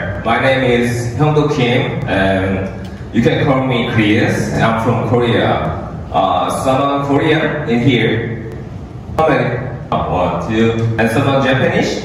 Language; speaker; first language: English; non-native, learner; Korean